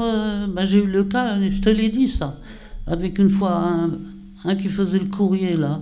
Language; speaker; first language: French; native; French